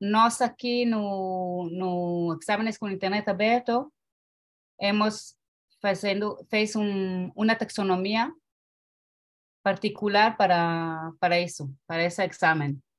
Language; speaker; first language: Portuguese; non-native, learner; Spanish